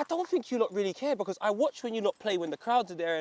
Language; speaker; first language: English; native; English